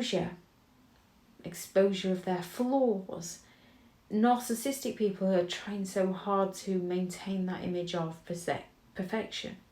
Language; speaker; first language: English; native; English